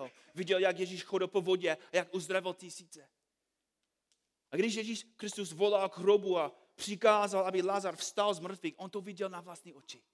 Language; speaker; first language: Czech; non-native, fluent; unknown